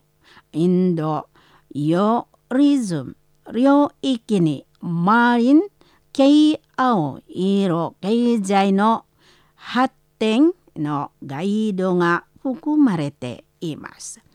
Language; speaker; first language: Japanese; non-native, fluent; Indonesian